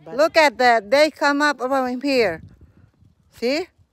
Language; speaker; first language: English; non-native, learner; Indonesian